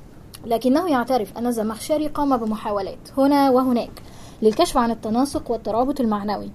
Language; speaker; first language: Arabic; native; Arabic